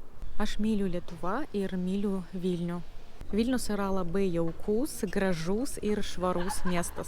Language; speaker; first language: Lithuanian; non-native, learner; Russian